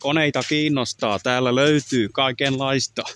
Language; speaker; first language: Finnish; non-native, local second language; Swedish